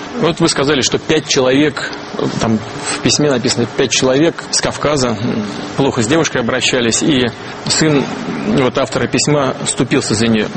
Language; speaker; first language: Russian; native; Russian